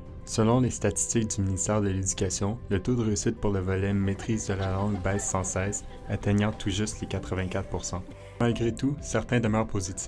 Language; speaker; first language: French; native; French